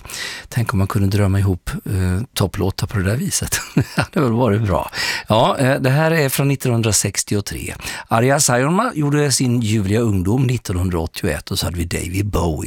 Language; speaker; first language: Swedish; native; Swedish